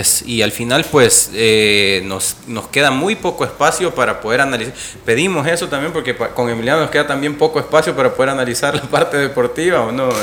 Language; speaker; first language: Spanish; native; Spanish